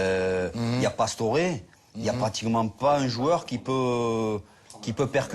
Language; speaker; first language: French; native; French